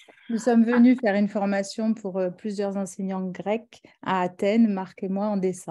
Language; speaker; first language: French; native; French